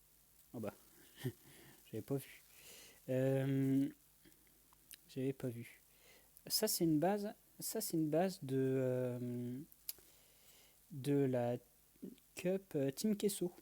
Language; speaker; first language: French; native; French